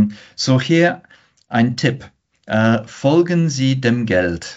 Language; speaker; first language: German; non-native, fluent; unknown